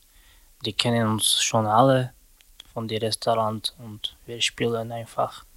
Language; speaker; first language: German; non-native, learner; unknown